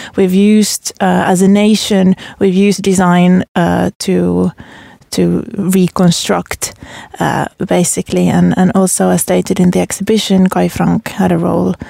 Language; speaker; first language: English; non-native, fluent; Finnish